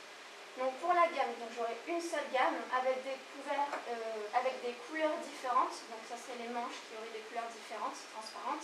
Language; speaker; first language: French; native; French